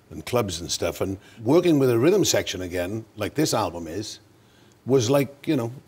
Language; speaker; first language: English; native; English